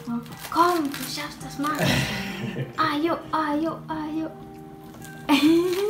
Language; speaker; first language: German; non-native, learner; Indonesian